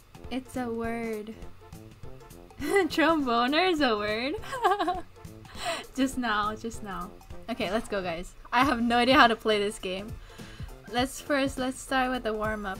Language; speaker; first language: English; early bilingual, other home language; Japanese